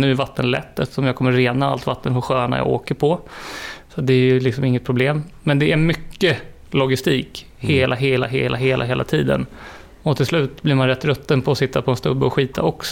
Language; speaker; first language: Swedish; native; Swedish